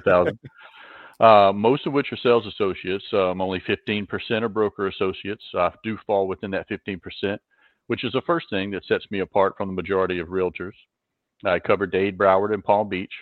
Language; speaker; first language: English; native; English